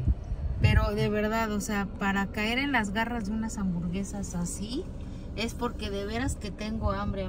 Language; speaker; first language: Spanish; native; Spanish